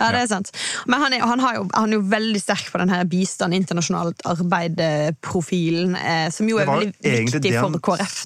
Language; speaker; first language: Norwegian; native; Norwegian